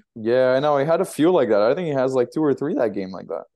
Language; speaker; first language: English; native; English